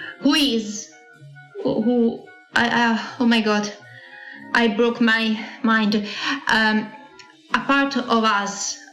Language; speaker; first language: English; non-native, learner; Italian